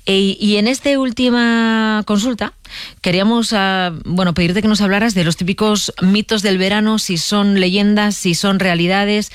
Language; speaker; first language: Spanish; native; Spanish